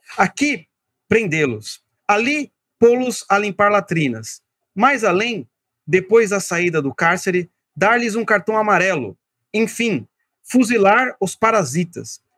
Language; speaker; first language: Portuguese; native; Portuguese